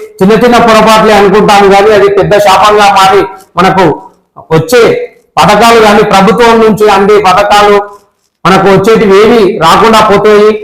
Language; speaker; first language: Telugu; native; Telugu